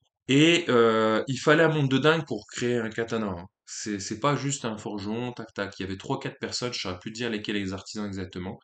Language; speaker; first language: French; native; French